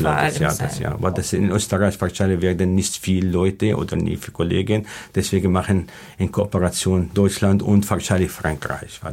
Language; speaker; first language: German; non-native, learner; Arabic